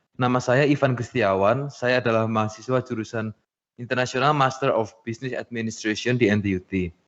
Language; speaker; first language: Indonesian; native; Indonesian